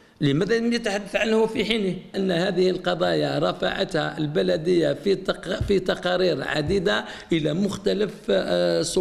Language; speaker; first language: Arabic; native; Arabic